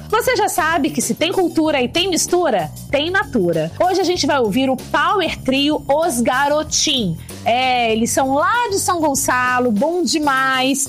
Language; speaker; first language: Portuguese; native; Portuguese